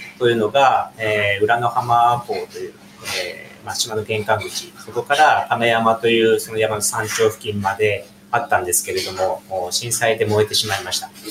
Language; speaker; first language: Japanese; native; Japanese